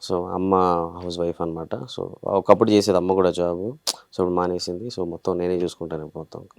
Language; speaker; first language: Telugu; native; Telugu